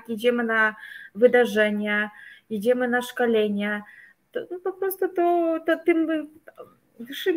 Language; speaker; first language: Polish; non-native, fluent; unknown